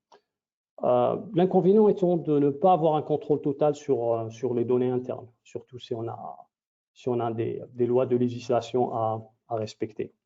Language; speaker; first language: French; native; French